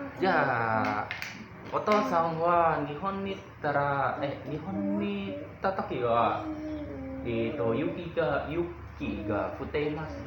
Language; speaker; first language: Japanese; non-native, learner; Indonesian